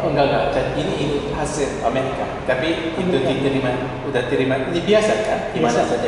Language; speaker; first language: Indonesian; non-native, learner; Korean